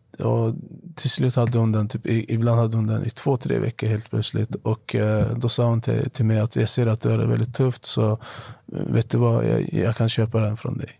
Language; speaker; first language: Swedish; non-native, fluent; Arabic